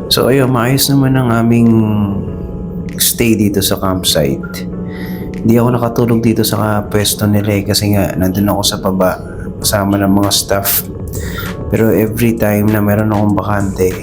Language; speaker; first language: Filipino; native; Filipino